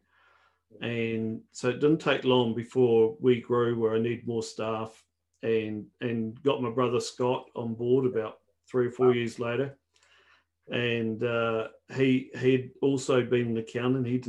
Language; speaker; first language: English; native; English